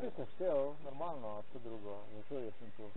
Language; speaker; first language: Polish; non-native, learner; Ukrainian